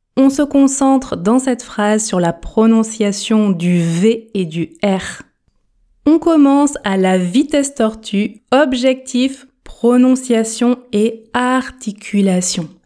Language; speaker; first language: French; native; French